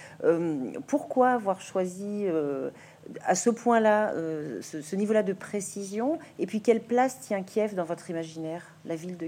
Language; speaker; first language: French; native; French